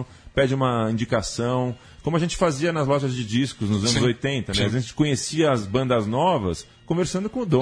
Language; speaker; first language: Portuguese; native; Portuguese